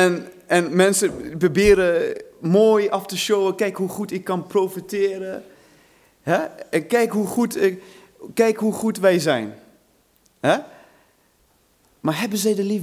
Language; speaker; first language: Dutch; non-native, fluent; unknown